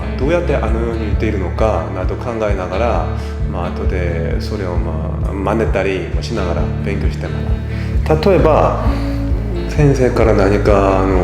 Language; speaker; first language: Japanese; non-native, fluent; Korean